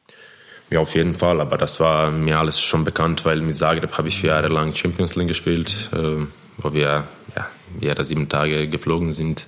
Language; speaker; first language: German; non-native, fluent; Croatian